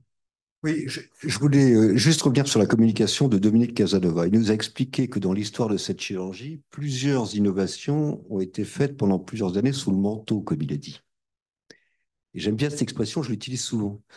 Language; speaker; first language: French; native; French